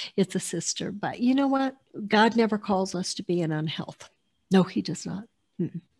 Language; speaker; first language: English; early bilingual, other home language; Italian